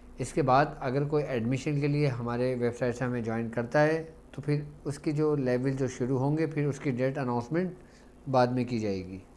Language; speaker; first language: Urdu; native; Urdu